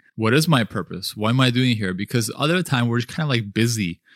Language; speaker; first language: English; early bilingual, other home language; Russian